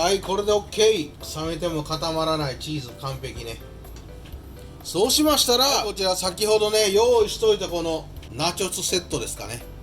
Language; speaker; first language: Japanese; native; Japanese